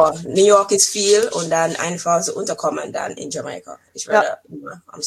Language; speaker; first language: German; non-native, fluent; English